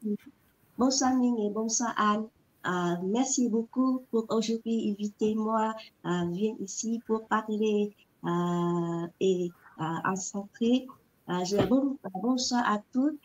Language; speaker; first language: French; non-native, learner; Vietnamese